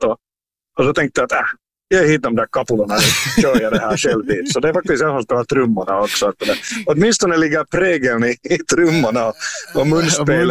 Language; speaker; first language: Swedish; native; Swedish